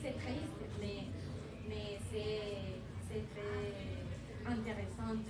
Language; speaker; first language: French; non-native, learner; Spanish